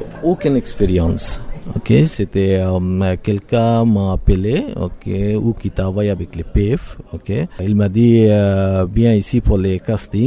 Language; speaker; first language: French; non-native, learner; Bangla